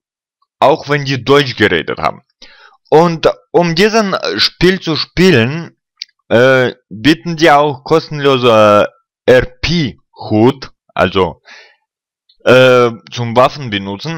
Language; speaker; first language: German; non-native, fluent; Russian